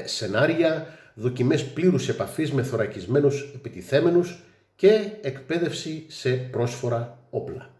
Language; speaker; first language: Greek; native; Greek